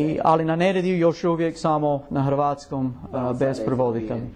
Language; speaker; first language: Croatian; non-native, learner; English